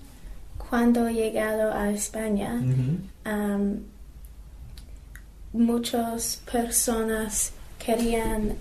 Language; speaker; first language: Spanish; non-native, learner; English